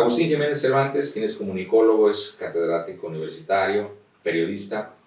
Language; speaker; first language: Spanish; native; Spanish